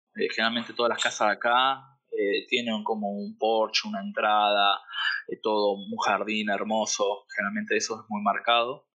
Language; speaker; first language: Spanish; native; Spanish